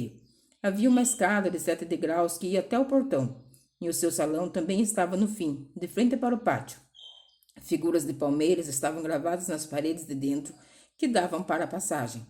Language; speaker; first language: Portuguese; native; Portuguese